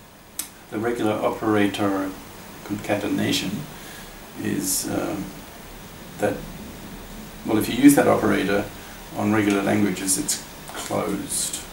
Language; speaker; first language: English; native; English